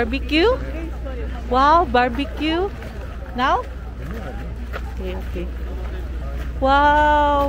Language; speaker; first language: English; non-native, local second language; Filipino